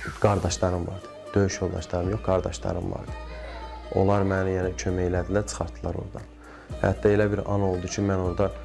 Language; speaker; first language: Azerbaijani; native; Azerbaijani